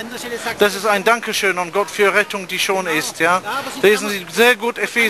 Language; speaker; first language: German; non-native, fluent; English